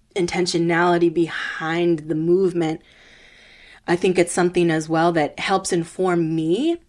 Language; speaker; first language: English; early bilingual, other home language; Spanish